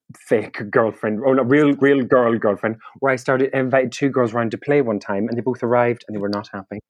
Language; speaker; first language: English; native; English